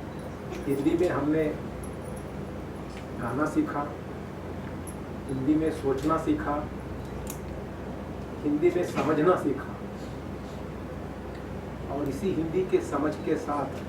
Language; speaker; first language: Hindi; non-native, local second language; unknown